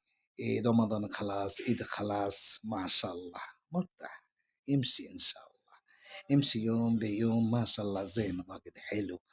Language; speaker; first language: Arabic; non-native, learner; Bangla